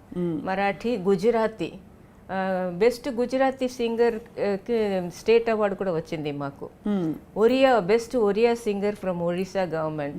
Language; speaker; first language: Telugu; non-native, local second language; Tamil